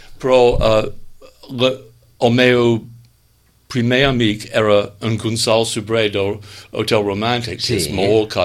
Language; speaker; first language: Catalan; non-native, learner; English